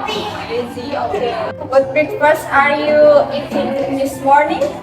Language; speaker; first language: English; non-native, learner; Indonesian